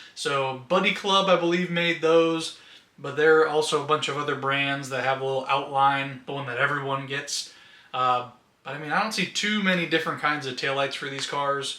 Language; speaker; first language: English; native; English